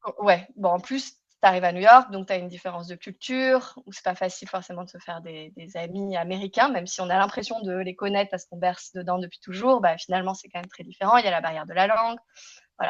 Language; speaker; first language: French; native; French